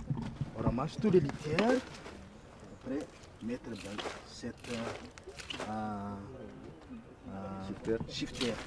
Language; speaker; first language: French; non-native, learner; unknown